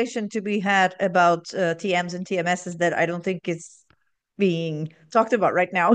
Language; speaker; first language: English; non-native, fluent; Portuguese